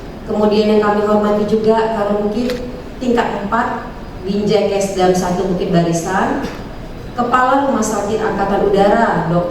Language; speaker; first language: Indonesian; native; Indonesian